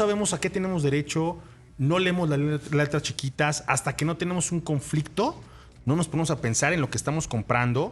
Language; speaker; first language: Spanish; native; Spanish